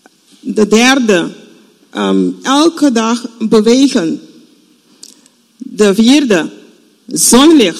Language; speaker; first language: Dutch; non-native, fluent; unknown